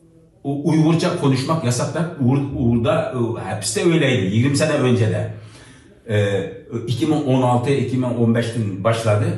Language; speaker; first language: Turkish; non-native, learner; Uyghur